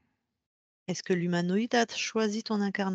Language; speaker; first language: French; native; French